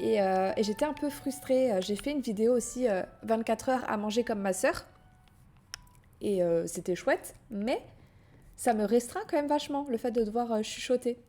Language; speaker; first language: French; native; French